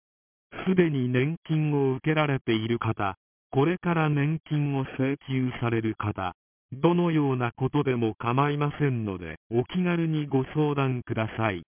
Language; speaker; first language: Japanese; native; Japanese